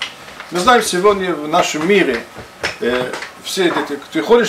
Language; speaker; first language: Russian; non-native, fluent; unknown